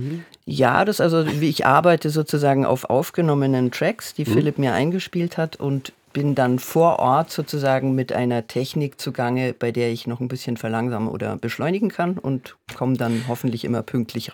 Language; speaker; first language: German; native; German